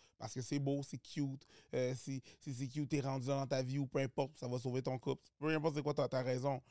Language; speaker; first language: French; early bilingual, other home language; Haitian Creole